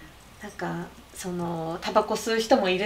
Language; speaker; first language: Japanese; native; Japanese